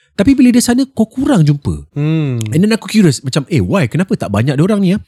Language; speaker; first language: Malay; native; Malay